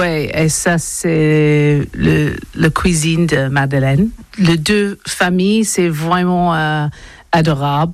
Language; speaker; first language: French; non-native, learner; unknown